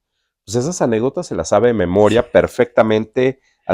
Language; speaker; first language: Spanish; native; Spanish